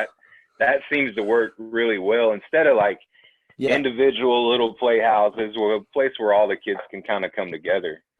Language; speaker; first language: English; native; English